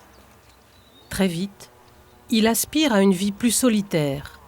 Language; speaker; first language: French; native; French